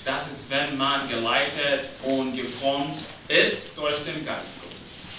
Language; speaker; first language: German; non-native, learner; English